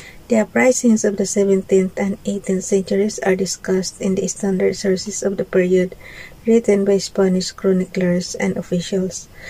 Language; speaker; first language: English; non-native, local second language; Filipino